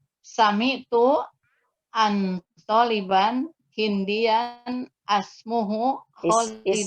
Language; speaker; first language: Arabic; non-native, learner; Indonesian